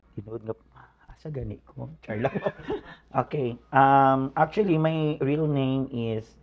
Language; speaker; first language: Cebuano; native; Cebuano